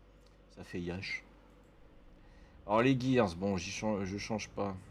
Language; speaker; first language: French; native; French